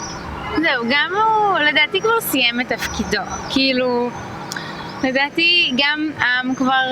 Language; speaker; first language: Hebrew; native; Hebrew